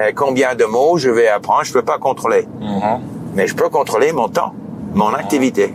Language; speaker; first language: French; non-native, fluent; English